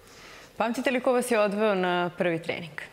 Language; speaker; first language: Serbian; native; Serbian